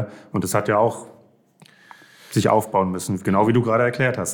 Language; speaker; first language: German; native; German